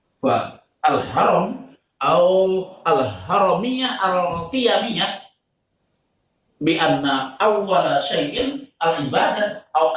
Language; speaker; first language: Arabic; non-native, fluent; Indonesian